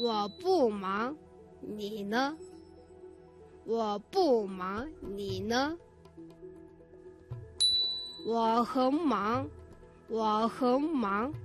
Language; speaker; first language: Chinese; non-native, fluent; Mongolian